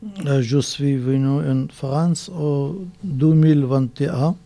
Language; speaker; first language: French; non-native, learner; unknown